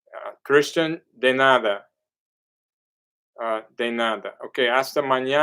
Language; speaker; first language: Spanish; non-native, learner; English